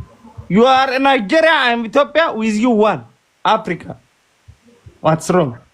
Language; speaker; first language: English; non-native, learner; Oromo